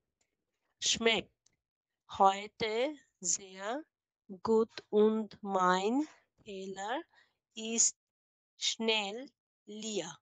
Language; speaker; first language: German; non-native, learner; Bangla